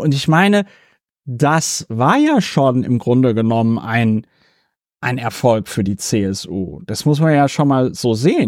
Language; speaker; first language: German; native; German